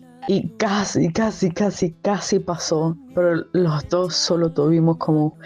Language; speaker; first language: Spanish; non-native, fluent; German